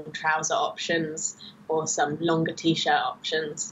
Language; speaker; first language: English; native; English